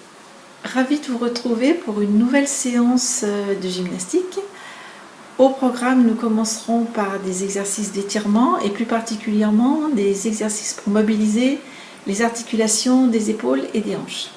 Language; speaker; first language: French; native; French